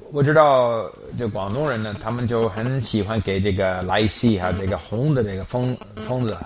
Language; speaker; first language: Chinese; non-native, fluent; English